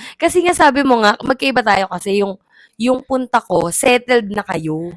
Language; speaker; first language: Filipino; native; Filipino